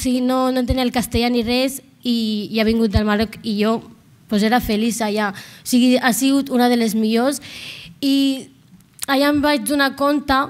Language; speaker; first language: Catalan; non-native, local second language; Arabic